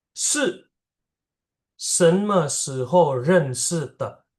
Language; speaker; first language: Chinese; non-native, fluent; Indonesian